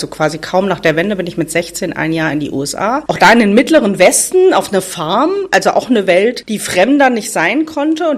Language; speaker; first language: German; native; German